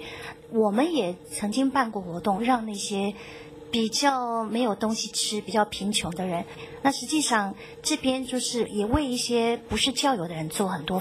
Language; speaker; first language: Chinese; native; Chinese